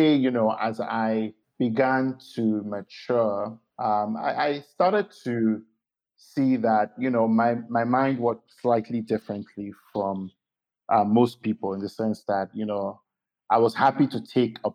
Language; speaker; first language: English; non-native, local second language; Yoruba